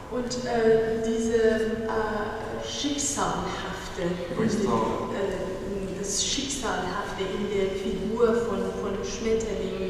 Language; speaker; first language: German; non-native, fluent; Persian